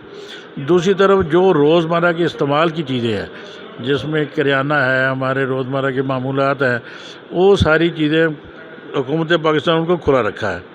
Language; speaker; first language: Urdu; non-native, local second language; Punjabi